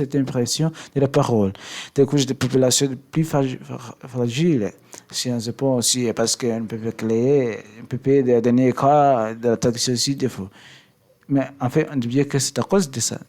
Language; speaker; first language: French; non-native, learner; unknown